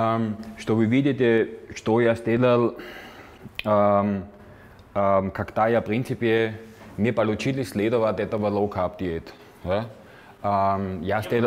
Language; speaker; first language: Russian; non-native, fluent; German